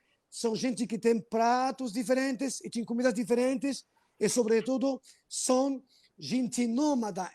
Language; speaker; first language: Portuguese; non-native, fluent; Arabic